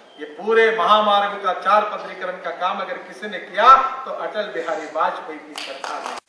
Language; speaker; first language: Hindi; non-native, local second language; Marathi